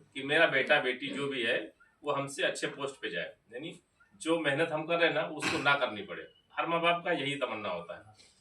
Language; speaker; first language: Hindi; native; Hindi